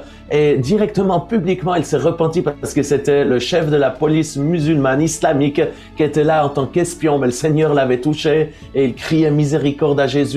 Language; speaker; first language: French; native; French